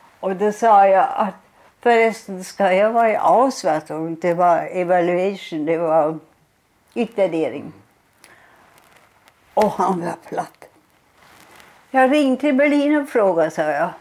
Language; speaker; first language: Swedish; non-native, fluent; German